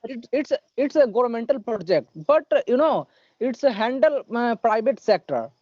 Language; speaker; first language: English; non-native, learner; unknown